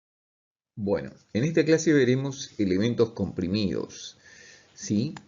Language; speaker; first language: Spanish; native; Spanish